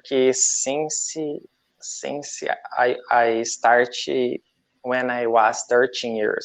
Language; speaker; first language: English; non-native, learner; Portuguese